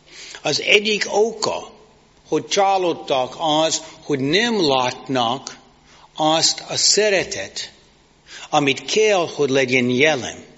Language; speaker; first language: Hungarian; non-native, fluent; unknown